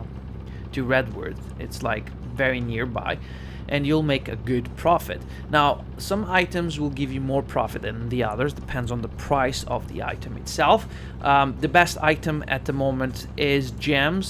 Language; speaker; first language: English; non-native, fluent; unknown